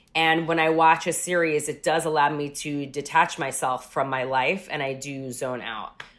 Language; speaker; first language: English; native; English